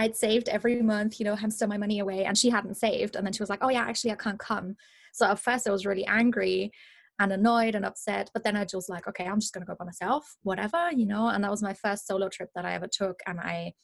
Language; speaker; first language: English; non-native, fluent; German